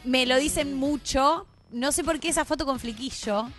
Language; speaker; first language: Spanish; native; Spanish